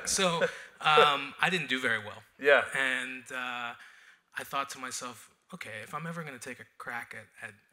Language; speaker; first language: English; native; English